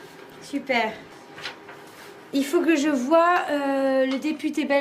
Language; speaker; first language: French; native; French